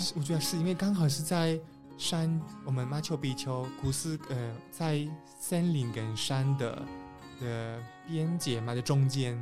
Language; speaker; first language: Chinese; non-native, fluent; Spanish